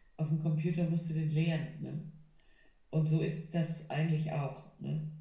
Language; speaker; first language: German; non-native, fluent; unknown